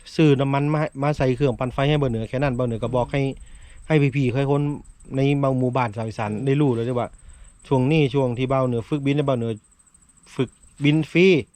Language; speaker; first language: Thai; native; Thai